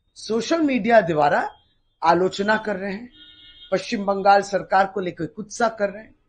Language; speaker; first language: Hindi; non-native, local second language; Bangla